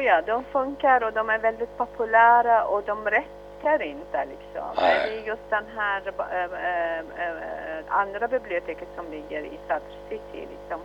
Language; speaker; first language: Swedish; early bilingual, other home language; Arabic